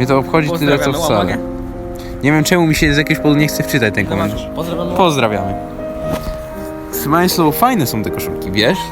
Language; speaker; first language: Polish; native; Polish